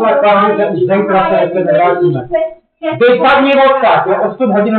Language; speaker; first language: Czech; native; Czech